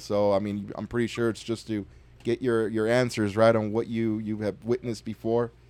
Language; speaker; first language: English; early bilingual, other home language; Spanish